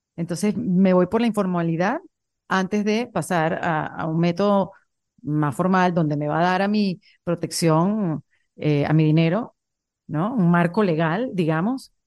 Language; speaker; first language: Spanish; native; Spanish